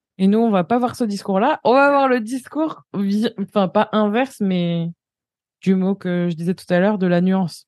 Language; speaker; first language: French; native; French